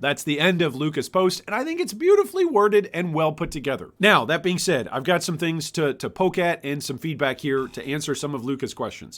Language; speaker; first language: English; native; English